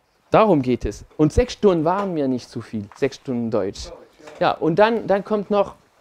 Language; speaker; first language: German; non-native, fluent; French